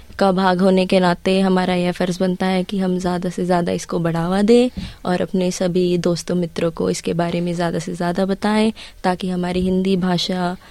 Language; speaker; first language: Hindi; early bilingual, heritage; Hindi